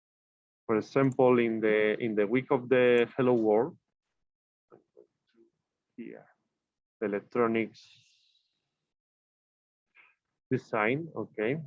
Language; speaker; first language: English; non-native, learner; Spanish